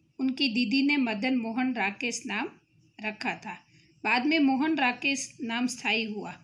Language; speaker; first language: Hindi; non-native, local second language; Gujarati